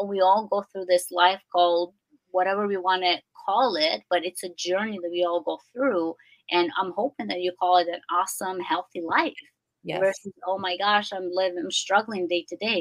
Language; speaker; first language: English; non-native, fluent; Albanian